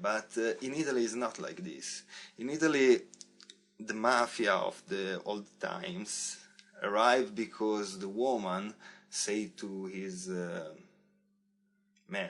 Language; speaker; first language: English; non-native, learner; Italian